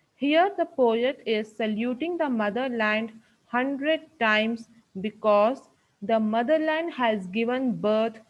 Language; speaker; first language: English; non-native, local second language; Hindi